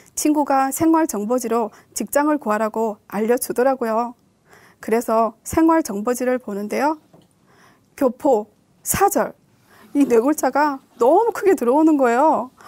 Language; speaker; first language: Korean; native; Korean